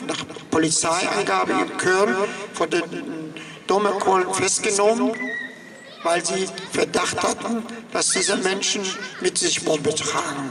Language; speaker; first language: German; non-native, fluent; Persian